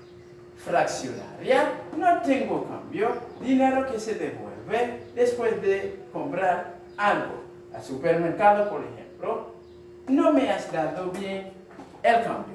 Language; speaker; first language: Spanish; non-native, fluent; Haitian Creole